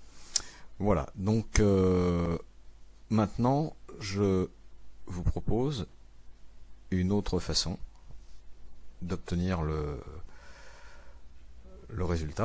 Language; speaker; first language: French; native; French